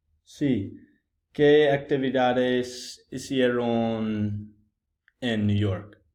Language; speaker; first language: Spanish; non-native, learner; English